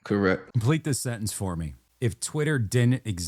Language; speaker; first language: English; native; English